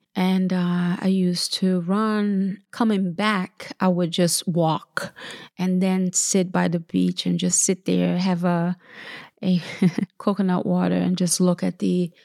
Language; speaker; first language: English; early bilingual, other home language; Portuguese